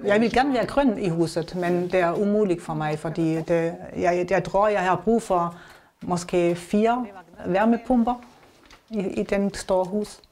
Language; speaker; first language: Danish; non-native, learner; German